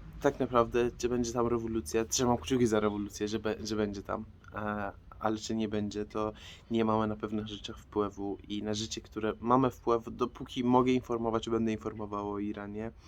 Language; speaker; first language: Polish; non-native, fluent; Persian